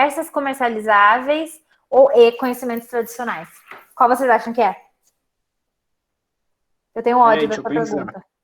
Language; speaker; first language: Portuguese; native; Portuguese